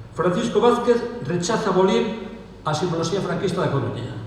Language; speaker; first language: Spanish; non-native, local second language; Galician